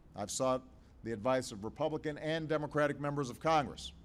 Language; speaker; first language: English; native; English